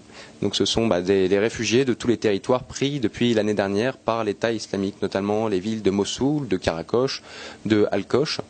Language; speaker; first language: French; native; French